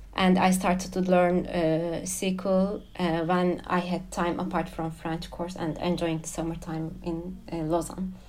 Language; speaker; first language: English; non-native, fluent; Turkish